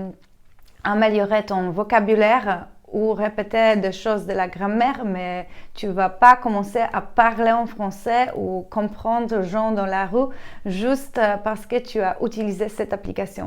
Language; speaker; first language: French; non-native, fluent; Polish